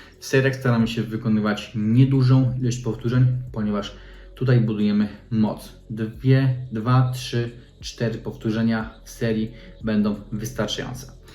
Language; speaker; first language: Polish; native; Polish